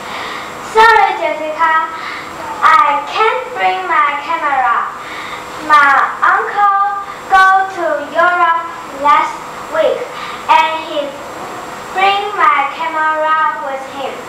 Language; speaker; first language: English; non-native, learner; Chinese